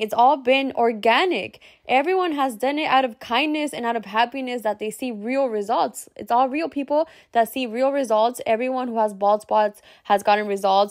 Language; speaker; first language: English; early bilingual, other home language; Spanish